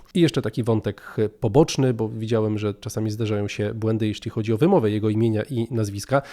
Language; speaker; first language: Polish; native; Polish